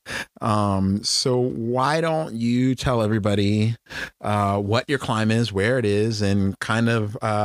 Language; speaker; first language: English; native; English